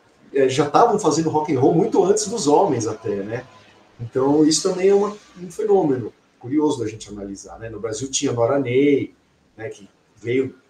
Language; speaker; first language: Portuguese; native; Portuguese